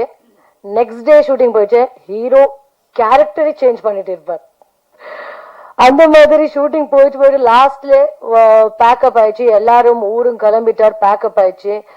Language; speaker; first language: Tamil; non-native, learner; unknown